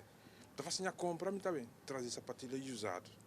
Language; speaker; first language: Portuguese; non-native, learner; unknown